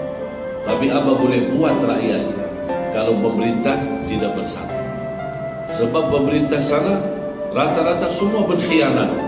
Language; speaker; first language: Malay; non-native, fluent; Arabic